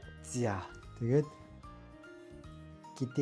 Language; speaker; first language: Mongolian; non-native, fluent; Japanese